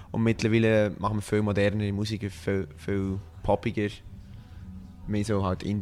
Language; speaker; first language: German; native; German